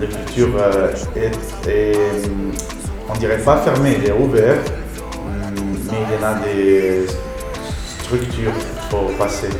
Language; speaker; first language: French; non-native, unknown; Arabic